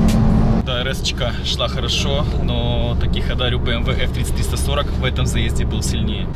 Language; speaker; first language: Russian; native; Russian